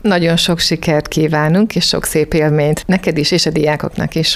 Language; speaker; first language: Hungarian; native; Hungarian